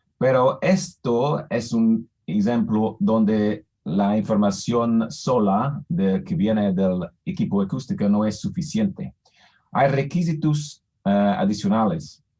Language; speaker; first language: Spanish; non-native, fluent; English